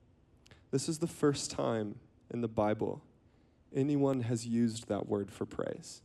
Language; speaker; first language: English; native; English